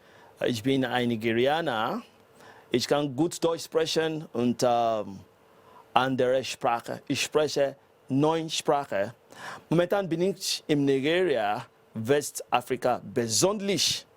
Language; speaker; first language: German; non-native, learner; English